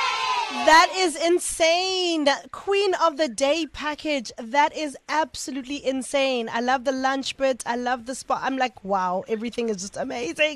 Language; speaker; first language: English; native; English